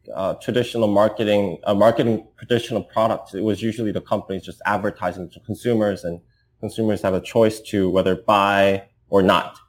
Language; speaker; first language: English; non-native, fluent; Korean